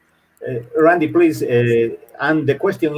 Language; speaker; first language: English; non-native, learner; Spanish